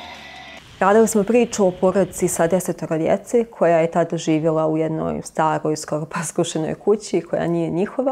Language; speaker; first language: Bosnian; native; Bosnian